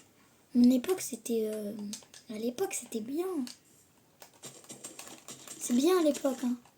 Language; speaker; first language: French; native; French